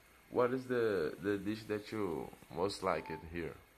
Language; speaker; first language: English; non-native, learner; Portuguese